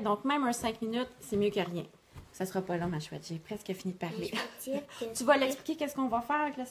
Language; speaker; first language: French; native; French